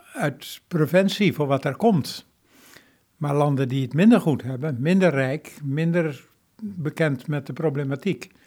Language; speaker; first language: Dutch; native; Dutch